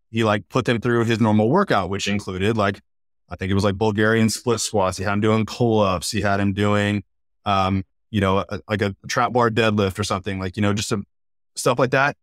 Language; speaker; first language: English; native; English